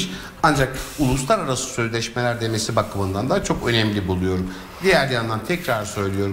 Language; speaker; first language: Turkish; native; Turkish